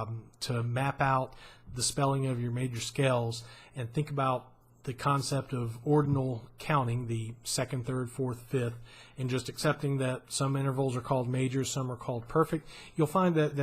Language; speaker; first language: English; native; English